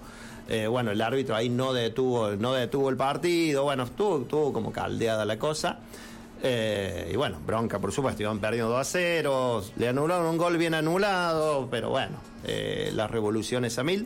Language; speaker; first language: Spanish; native; Spanish